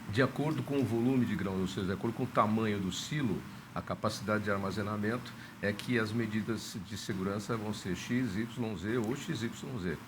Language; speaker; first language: Portuguese; native; Portuguese